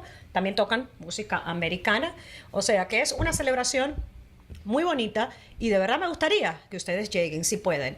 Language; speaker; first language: Spanish; native; Spanish